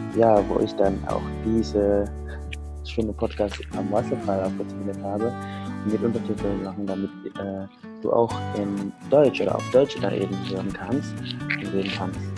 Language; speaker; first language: German; non-native, fluent; Sundanese